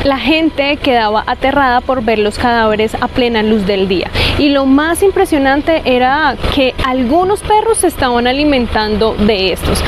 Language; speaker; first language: Spanish; native; Spanish